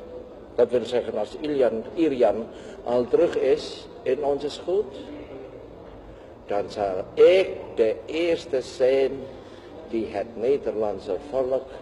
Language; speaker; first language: Dutch; non-native, local second language; Javanese